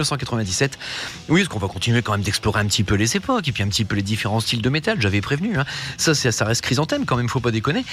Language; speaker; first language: French; native; French